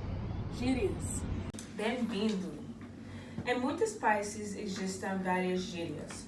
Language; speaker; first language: Portuguese; non-native, learner; English